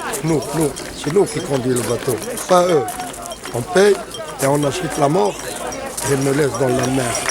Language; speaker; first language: French; non-native, local second language; Arabic